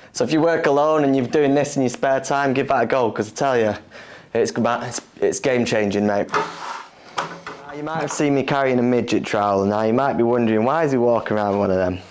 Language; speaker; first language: English; native; English